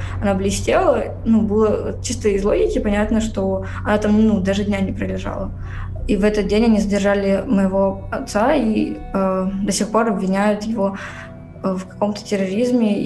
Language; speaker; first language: Russian; native; Russian